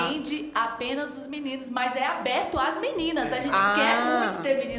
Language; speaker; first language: Portuguese; native; Portuguese